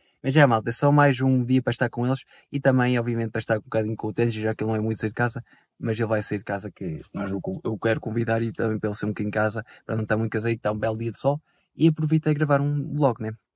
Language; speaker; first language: Portuguese; native; Portuguese